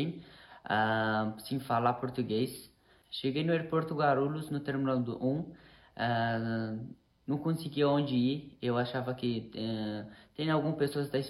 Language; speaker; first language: Portuguese; non-native, learner; Persian